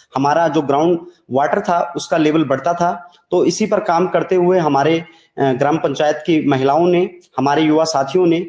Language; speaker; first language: Hindi; native; Hindi